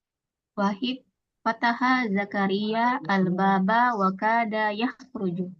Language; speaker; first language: Arabic; non-native, learner; Indonesian